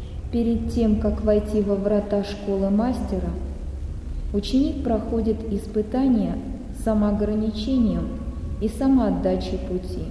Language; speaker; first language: Russian; native; Russian